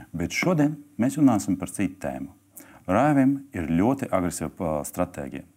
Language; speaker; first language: Latvian; non-native, local second language; Russian